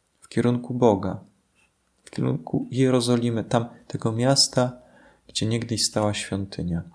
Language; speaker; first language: Polish; native; Polish